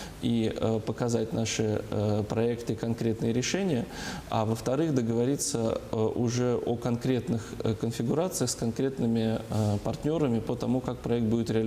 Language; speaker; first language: Russian; native; Russian